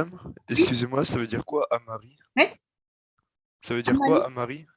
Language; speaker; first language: French; native; French